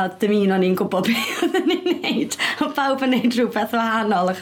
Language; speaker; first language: Welsh; native; Welsh